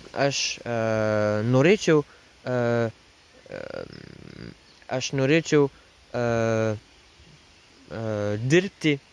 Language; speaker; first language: Lithuanian; non-native, learner; French